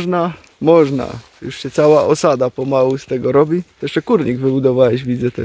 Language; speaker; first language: Polish; native; Polish